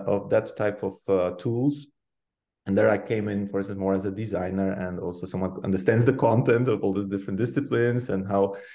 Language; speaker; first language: English; non-native, fluent; Polish